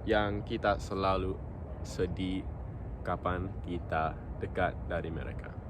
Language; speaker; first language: Indonesian; non-native, local second language; English